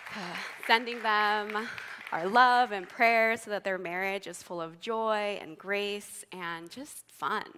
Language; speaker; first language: English; native; English